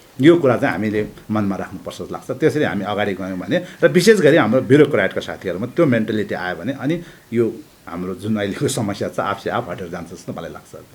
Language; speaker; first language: Nepali; non-native, local second language; Sherpa